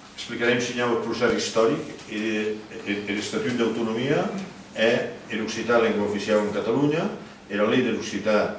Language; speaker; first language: Catalan; non-native, local second language; Occitan